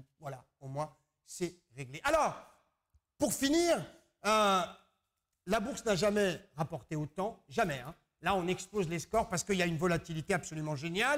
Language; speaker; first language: French; native; French